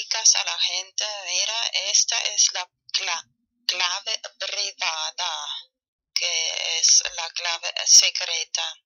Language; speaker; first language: Spanish; non-native, fluent; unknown